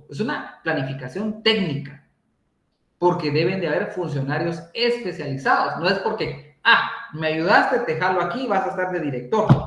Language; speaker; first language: Spanish; native; Spanish